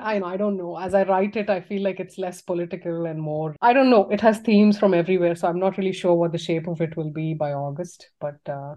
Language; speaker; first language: English; non-native, local second language; Tamil